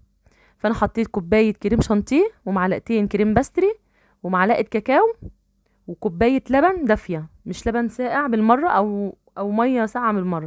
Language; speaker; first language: Arabic; native; Arabic